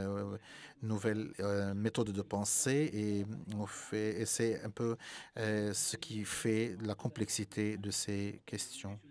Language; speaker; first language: French; non-native, fluent; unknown